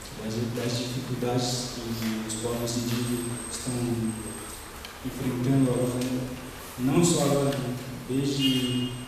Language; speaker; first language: Portuguese; non-native, local second language; Guarani